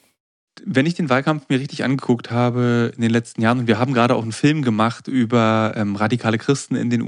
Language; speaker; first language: German; native; German